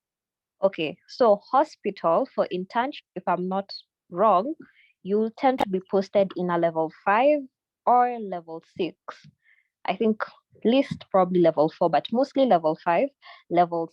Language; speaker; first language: English; non-native, local second language; Swahili